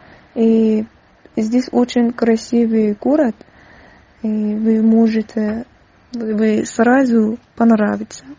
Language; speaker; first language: Russian; non-native, learner; Persian